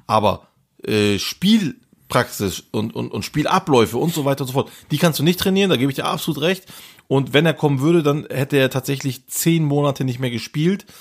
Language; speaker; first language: German; early bilingual, other home language; Turkish